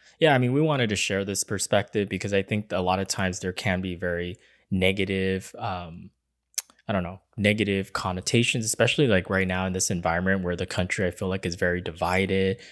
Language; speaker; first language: English; early bilingual, other home language; Chinese